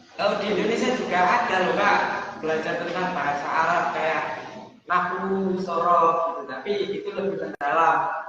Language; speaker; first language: Indonesian; native; Indonesian